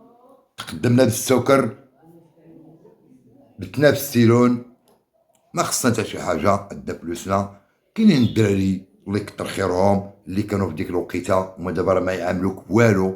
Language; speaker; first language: Arabic; native; Arabic